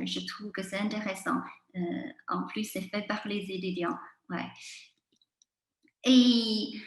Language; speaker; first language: French; non-native, fluent; Chinese